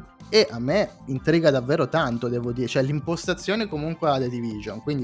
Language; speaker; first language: Italian; native; Italian